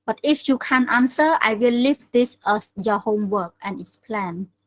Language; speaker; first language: English; non-native, learner; Khmer